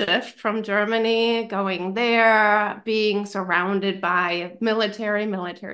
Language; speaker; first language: English; non-native, fluent; German